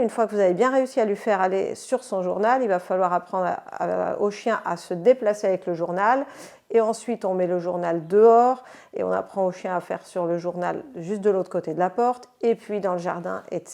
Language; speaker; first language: French; native; French